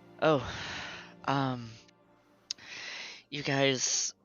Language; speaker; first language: English; native; English